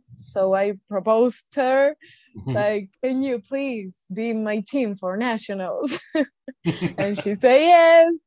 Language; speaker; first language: English; non-native, fluent; Spanish